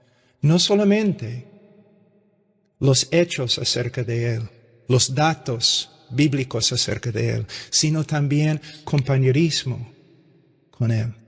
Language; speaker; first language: Spanish; non-native, fluent; English